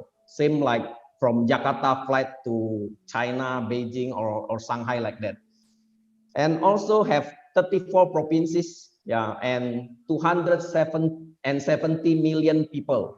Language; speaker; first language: English; non-native, fluent; Indonesian